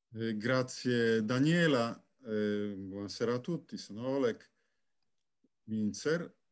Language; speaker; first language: Italian; non-native, fluent; Polish